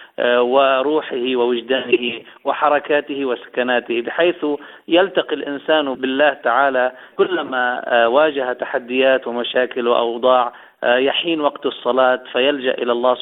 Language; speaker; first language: Arabic; native; Arabic